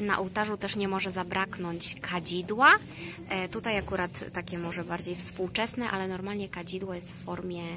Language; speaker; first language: Polish; native; Polish